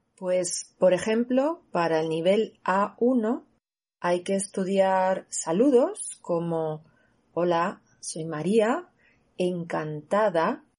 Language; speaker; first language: Spanish; native; Spanish